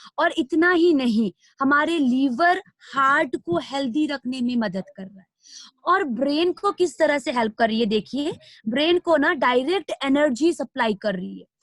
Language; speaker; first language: Hindi; non-native, local second language; Nepali